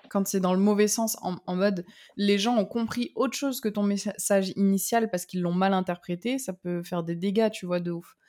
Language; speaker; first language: French; native; French